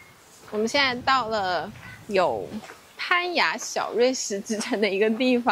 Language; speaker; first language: Chinese; native; Chinese